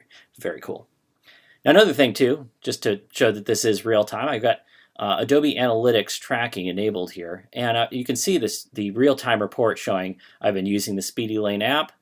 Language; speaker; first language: English; native; English